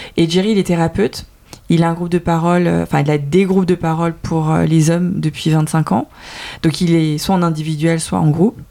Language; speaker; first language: French; early bilingual, other home language; Vietnamese